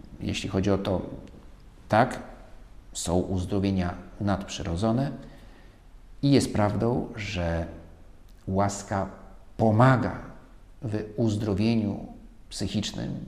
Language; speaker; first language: Polish; native; Polish